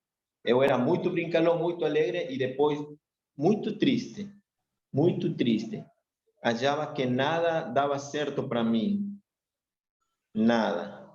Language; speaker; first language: Portuguese; non-native, learner; Spanish